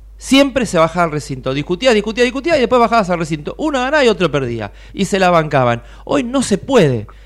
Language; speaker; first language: Spanish; native; Spanish